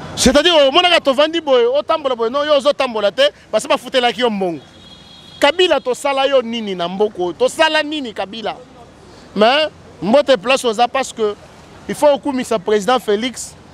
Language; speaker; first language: Lingala; native; Lingala